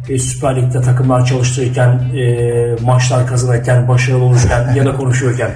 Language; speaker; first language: Turkish; native; Turkish